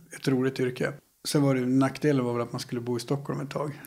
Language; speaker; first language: Swedish; native; Swedish